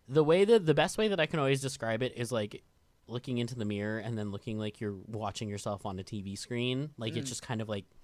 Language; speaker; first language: English; native; English